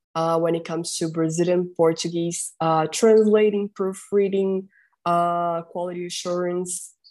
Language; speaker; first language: English; non-native, fluent; Portuguese